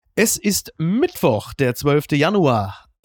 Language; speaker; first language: German; native; German